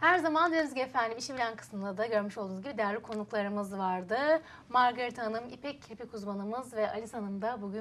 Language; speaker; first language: Turkish; native; Turkish